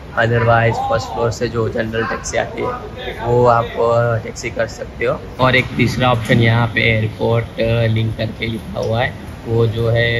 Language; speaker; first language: Hindi; non-native, local second language; Gujarati